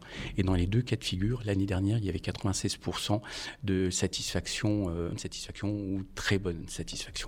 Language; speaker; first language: French; native; French